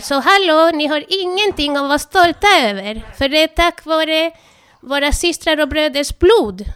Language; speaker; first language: Swedish; non-native, fluent; Spanish